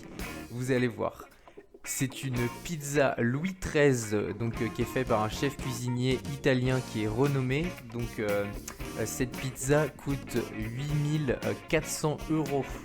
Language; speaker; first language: French; native; French